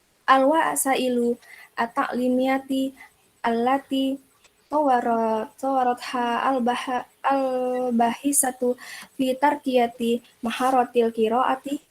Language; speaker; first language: Arabic; non-native, learner; Indonesian